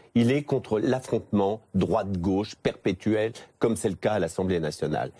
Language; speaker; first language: French; native; French